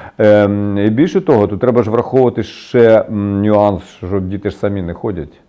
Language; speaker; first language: Ukrainian; non-native, local second language; Russian